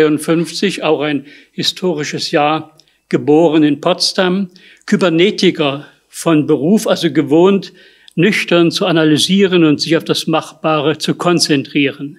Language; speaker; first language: German; native; German